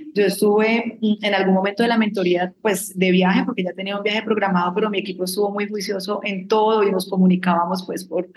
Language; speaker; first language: Spanish; native; Spanish